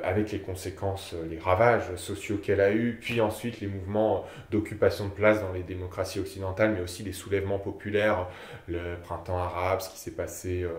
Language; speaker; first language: French; native; French